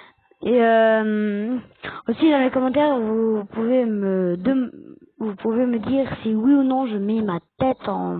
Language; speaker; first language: French; native; French